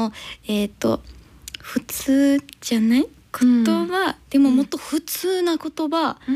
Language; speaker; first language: Japanese; non-native, learner; English